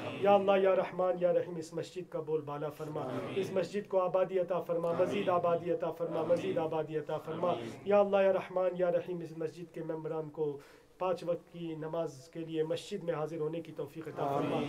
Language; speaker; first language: Urdu; native; Urdu